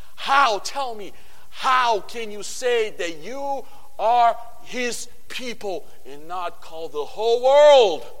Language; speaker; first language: English; non-native, fluent; Portuguese